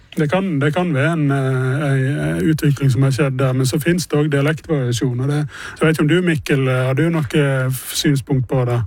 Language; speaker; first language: Norwegian; native; Norwegian